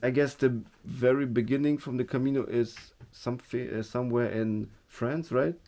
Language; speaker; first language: English; non-native, fluent; German